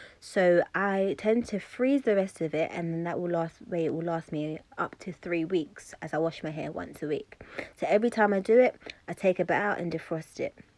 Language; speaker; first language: English; native; English